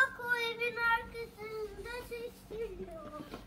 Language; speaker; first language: Turkish; early bilingual, heritage; Turkish